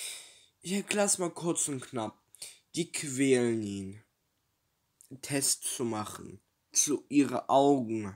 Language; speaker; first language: German; early bilingual, other home language; Turkish